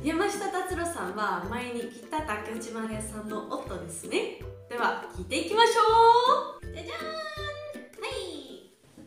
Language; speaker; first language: Japanese; non-native, learner; Georgian